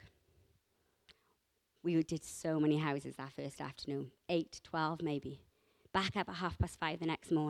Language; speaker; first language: English; native; English